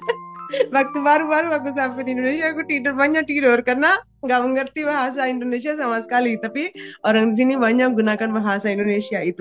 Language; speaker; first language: Indonesian; non-native, fluent; Punjabi